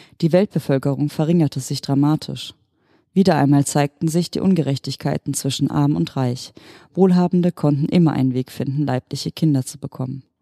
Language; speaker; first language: German; native; German